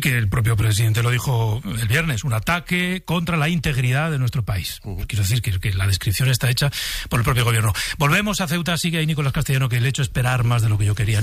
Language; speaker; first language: Spanish; native; Spanish